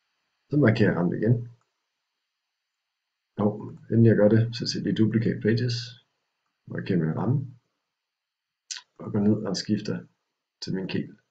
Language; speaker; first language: Danish; native; Danish